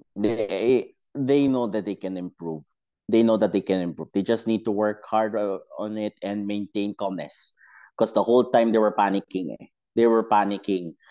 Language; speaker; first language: English; non-native, local second language; Cebuano